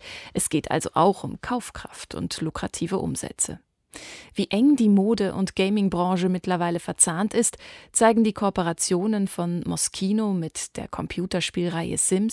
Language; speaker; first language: German; native; German